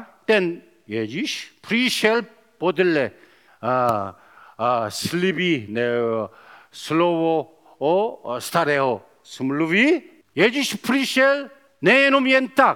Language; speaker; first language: Czech; non-native, learner; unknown